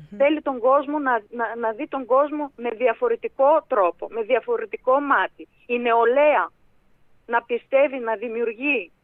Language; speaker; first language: Greek; non-native, fluent; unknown